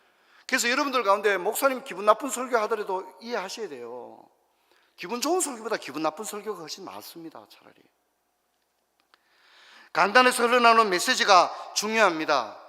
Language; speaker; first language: Korean; native; Korean